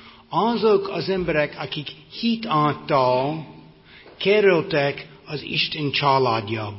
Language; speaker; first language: Hungarian; non-native, fluent; English